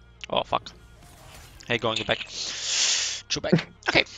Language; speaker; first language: English; non-native, learner; Romanian